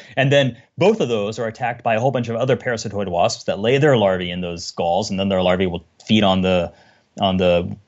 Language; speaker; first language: English; native; English